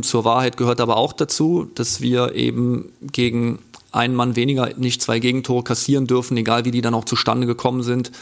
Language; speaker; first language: German; native; German